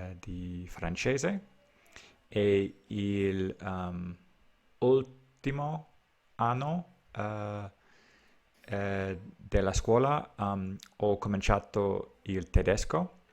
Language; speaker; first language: Italian; non-native, learner; English